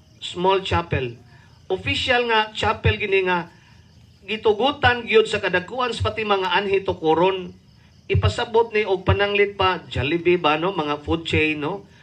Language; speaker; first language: Cebuano; native; Cebuano